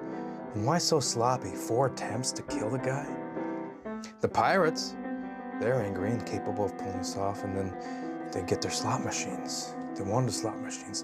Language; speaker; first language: English; native; English